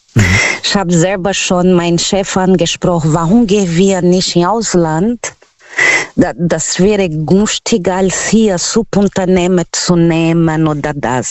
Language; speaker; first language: German; non-native, fluent; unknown